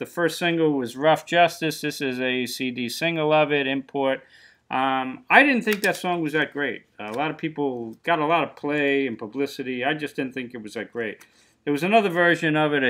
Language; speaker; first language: English; native; English